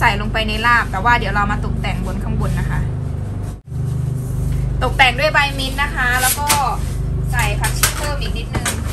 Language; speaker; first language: Thai; native; Thai